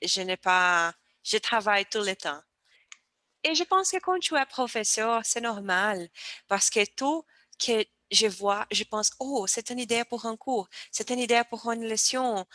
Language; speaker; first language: French; non-native, learner; Portuguese